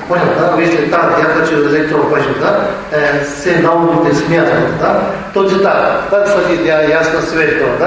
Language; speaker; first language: Russian; non-native, learner; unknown